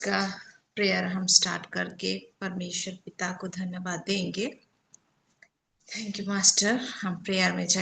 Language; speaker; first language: Hindi; non-native, local second language; Odia